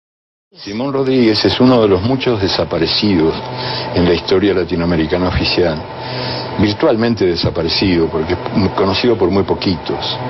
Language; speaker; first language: Spanish; native; Spanish